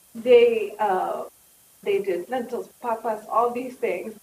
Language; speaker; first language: English; native; English